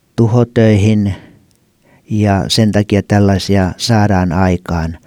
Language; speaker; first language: Finnish; native; Finnish